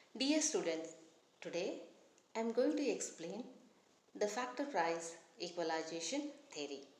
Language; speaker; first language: English; non-native, local second language; Kannada